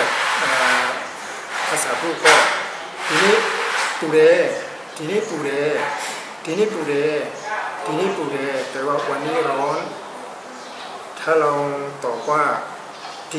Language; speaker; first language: Thai; native; Thai